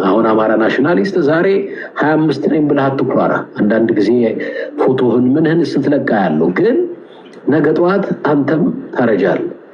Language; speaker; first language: Amharic; native; Amharic